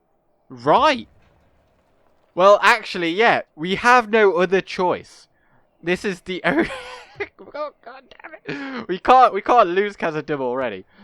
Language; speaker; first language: English; native; English